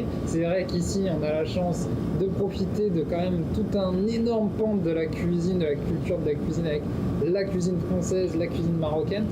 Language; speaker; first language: French; native; French